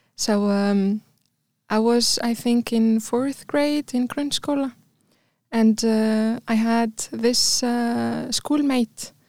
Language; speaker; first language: English; non-native, fluent; Arabic